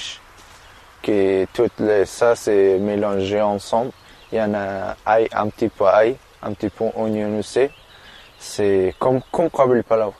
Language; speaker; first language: French; non-native, learner; Persian